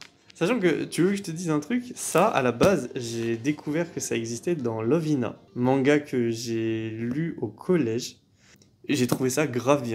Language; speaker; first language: French; native; French